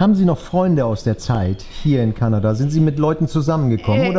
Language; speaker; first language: German; native; German